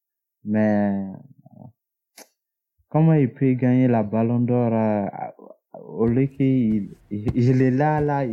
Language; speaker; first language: French; non-native, learner; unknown